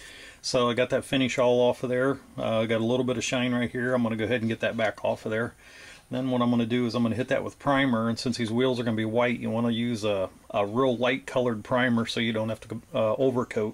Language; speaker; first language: English; native; English